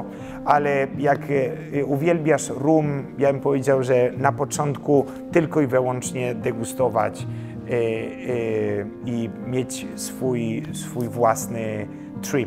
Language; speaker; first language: Polish; early bilingual, heritage; Polish